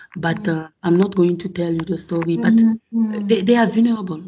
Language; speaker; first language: English; non-native, fluent; French